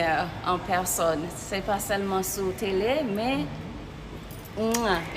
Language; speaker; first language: French; non-native, learner; Haitian Creole